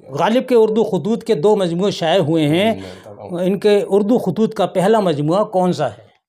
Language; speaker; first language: Urdu; native; Urdu